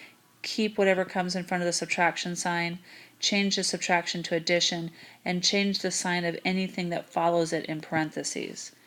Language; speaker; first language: English; native; English